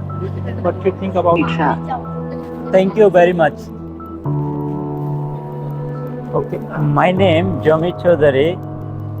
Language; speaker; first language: English; non-native, learner; Bangla